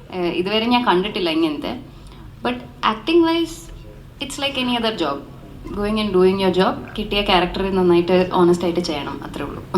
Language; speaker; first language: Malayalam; early bilingual, heritage; Malayalam